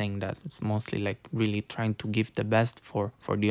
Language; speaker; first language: English; non-native, fluent; Italian